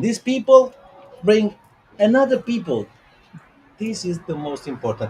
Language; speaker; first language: English; non-native, learner; Italian